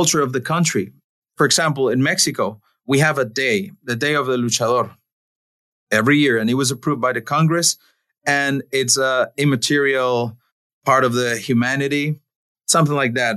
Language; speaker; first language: English; non-native, fluent; Spanish